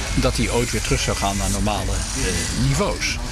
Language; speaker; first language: Dutch; early bilingual, other home language; Bosnian